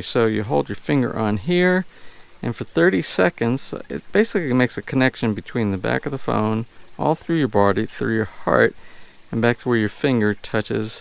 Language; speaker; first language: English; native; English